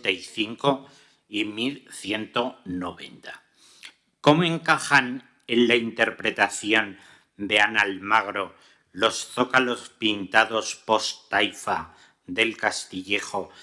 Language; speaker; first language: Spanish; native; Spanish